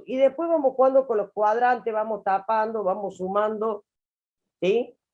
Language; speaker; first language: Spanish; native; Spanish